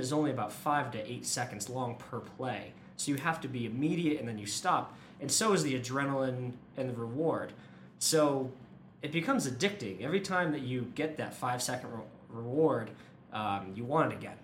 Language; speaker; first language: English; native; English